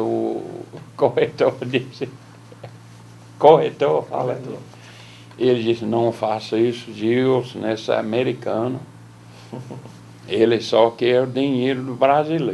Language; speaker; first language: Portuguese; non-native, fluent; English